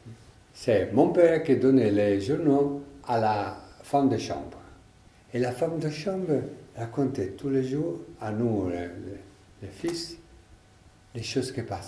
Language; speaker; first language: French; non-native, learner; Italian